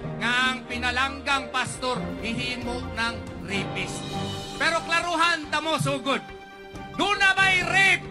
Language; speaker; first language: Cebuano; native; Cebuano